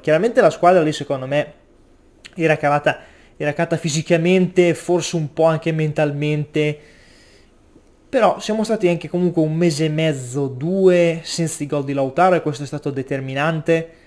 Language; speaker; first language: Italian; native; Italian